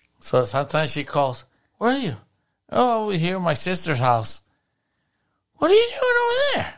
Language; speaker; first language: English; non-native, fluent; Spanish